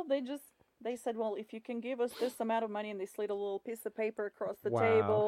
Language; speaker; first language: English; non-native, fluent; Russian